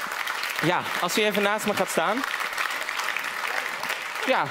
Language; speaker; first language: Dutch; native; Dutch